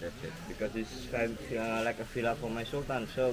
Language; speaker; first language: English; non-native, learner; Indonesian